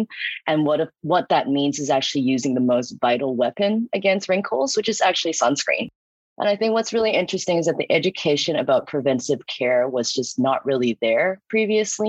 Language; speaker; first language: English; non-native, local second language; Cantonese